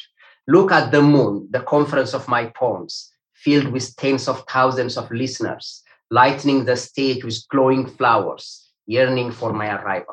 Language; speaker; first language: English; non-native, fluent; Amharic